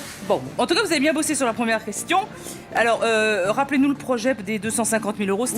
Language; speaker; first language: French; native; French